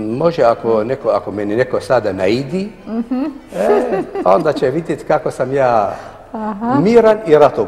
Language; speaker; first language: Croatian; non-native, fluent; Arabic